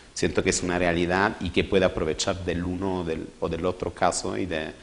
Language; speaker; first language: Spanish; non-native, fluent; Italian